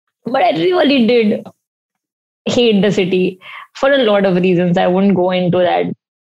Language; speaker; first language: English; non-native, local second language; Hindi